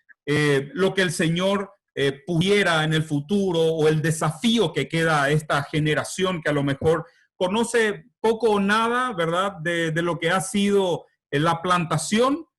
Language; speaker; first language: Spanish; native; Spanish